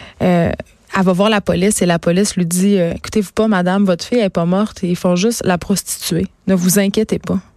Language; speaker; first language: French; native; French